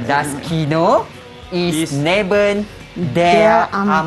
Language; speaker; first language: German; non-native, fluent; Malay